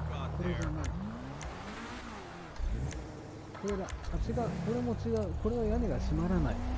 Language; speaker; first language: Japanese; native; Japanese